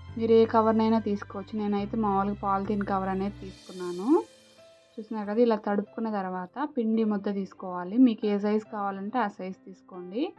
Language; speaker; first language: Telugu; native; Telugu